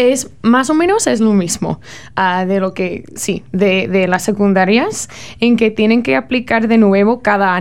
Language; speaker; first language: Spanish; non-native, learner; English